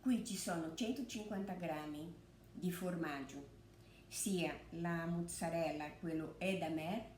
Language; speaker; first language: Italian; non-native, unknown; Portuguese